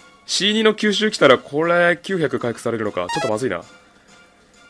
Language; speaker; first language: Japanese; native; Japanese